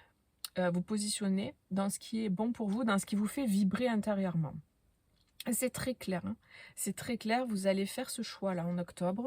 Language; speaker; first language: French; native; French